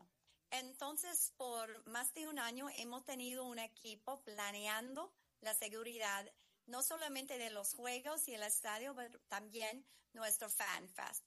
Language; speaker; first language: Spanish; non-native, fluent; English